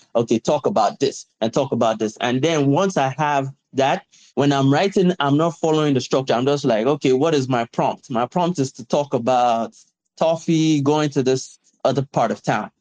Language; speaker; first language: English; non-native, local second language; Yoruba